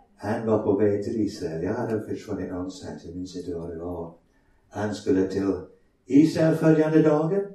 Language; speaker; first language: Swedish; non-native, fluent; English